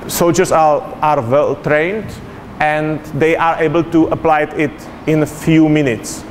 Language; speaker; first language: English; non-native, fluent; Czech